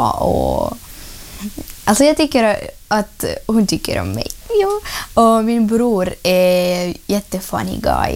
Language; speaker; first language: Swedish; non-native, learner; Ukrainian